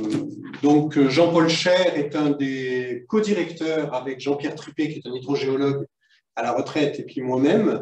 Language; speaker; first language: French; native; French